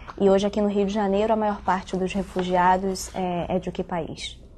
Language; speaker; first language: Portuguese; native; Portuguese